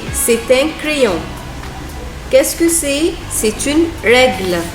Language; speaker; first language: French; non-native, fluent; Arabic